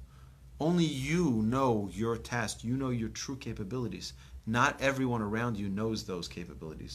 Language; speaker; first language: English; native; English